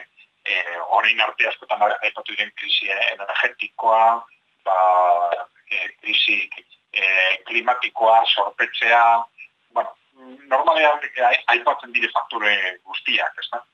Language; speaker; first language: Basque; native; Basque